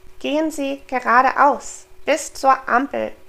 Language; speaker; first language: German; non-native, fluent; English